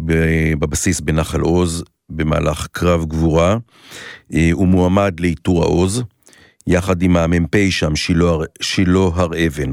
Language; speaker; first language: Hebrew; native; Hebrew